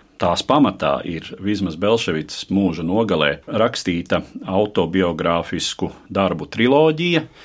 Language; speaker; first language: Latvian; native; Latvian